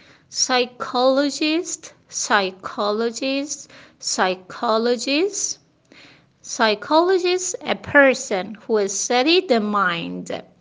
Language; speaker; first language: English; non-native, fluent; Persian